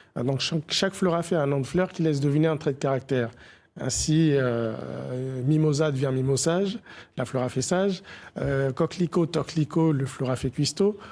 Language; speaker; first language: French; early bilingual, other home language; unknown